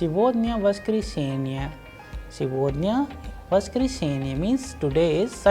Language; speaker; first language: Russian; non-native, fluent; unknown